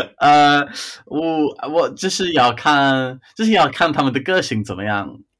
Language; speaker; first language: Chinese; non-native, fluent; English